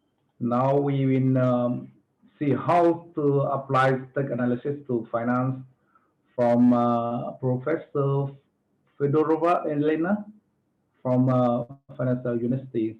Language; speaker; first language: English; non-native, fluent; Vietnamese